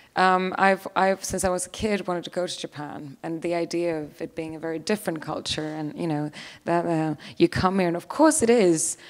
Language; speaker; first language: English; non-native, fluent; Swedish